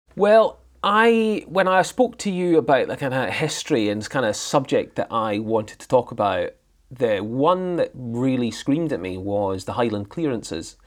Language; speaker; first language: English; native; English